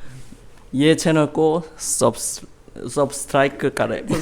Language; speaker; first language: Hindi; non-native, learner; Korean